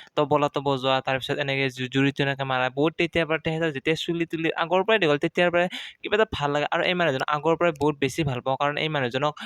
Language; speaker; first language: Assamese; native; Assamese